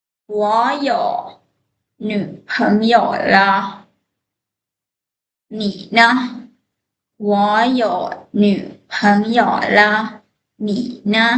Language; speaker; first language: Chinese; non-native, fluent; Thai